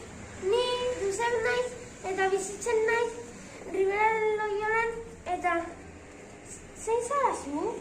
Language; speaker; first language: Basque; non-native, learner; Spanish